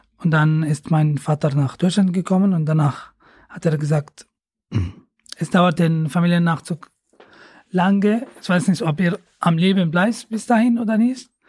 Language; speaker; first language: German; non-native, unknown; Arabic